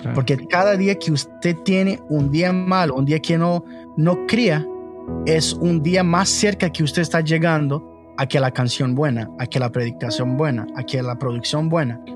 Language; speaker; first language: Spanish; non-native, learner; English